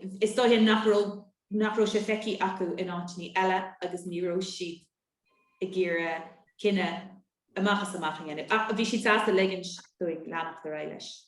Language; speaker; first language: Irish; native; Irish